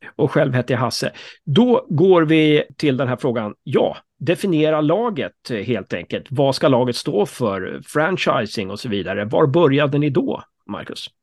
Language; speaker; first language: Swedish; native; Swedish